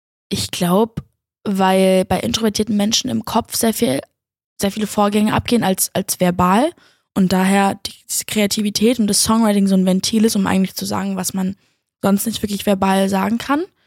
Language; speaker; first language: German; native; German